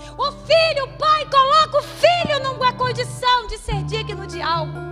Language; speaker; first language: Portuguese; native; Portuguese